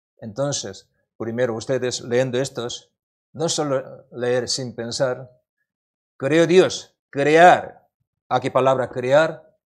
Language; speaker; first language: Spanish; non-native, learner; Korean